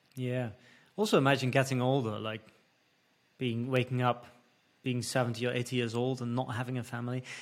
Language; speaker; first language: English; non-native, fluent; Dutch